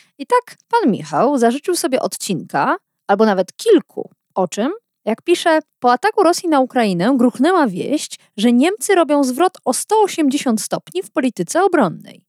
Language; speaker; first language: Polish; native; Polish